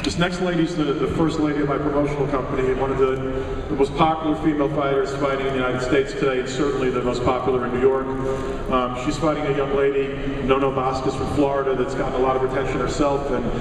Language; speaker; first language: English; native; English